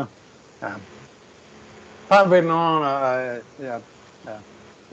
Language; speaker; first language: French; non-native, learner; English